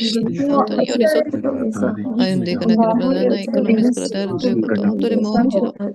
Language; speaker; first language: Japanese; native; Japanese